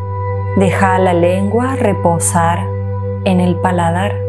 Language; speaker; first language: Spanish; native; Spanish